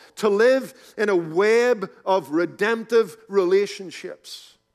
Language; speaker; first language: English; native; English